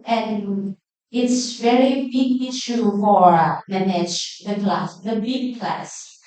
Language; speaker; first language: English; non-native, learner; Thai